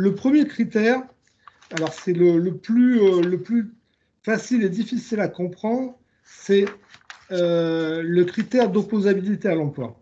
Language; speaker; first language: French; native; French